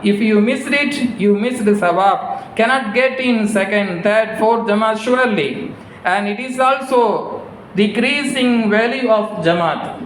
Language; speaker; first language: English; non-native, local second language; Tamil